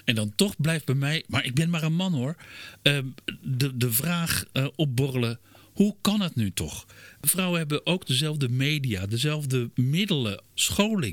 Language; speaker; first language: Dutch; native; Dutch